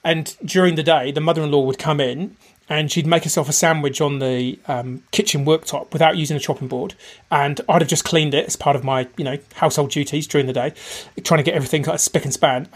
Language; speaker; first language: English; native; English